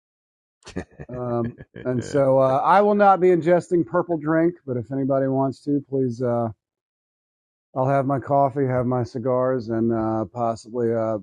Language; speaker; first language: English; native; English